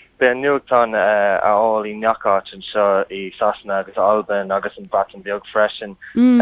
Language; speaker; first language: Irish; non-native, learner; English